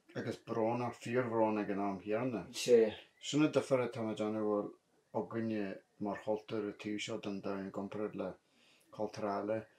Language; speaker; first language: Irish; native; Irish